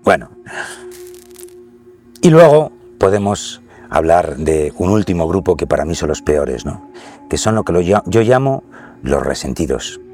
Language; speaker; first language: Spanish; native; Spanish